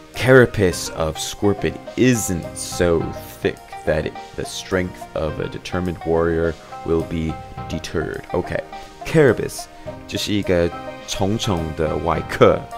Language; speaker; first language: English; native; English